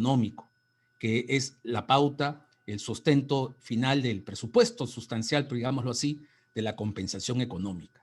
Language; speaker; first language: Spanish; native; Spanish